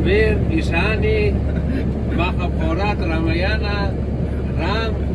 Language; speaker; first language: Russian; non-native, local second language; Uzbek